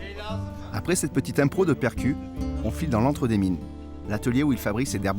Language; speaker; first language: French; native; French